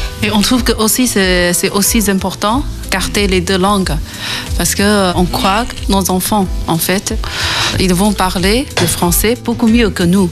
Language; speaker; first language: French; non-native, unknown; Chinese